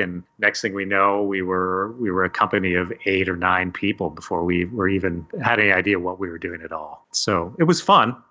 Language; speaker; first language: English; native; English